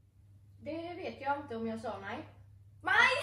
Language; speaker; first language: Swedish; native; Swedish